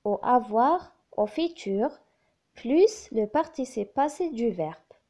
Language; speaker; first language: French; non-native, local second language; Arabic